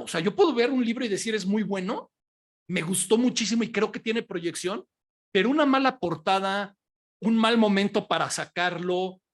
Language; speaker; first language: Spanish; native; Spanish